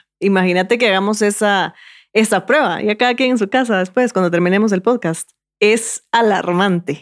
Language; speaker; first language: Spanish; native; Spanish